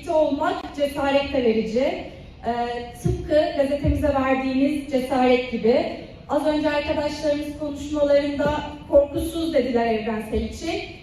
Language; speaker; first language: Turkish; native; Turkish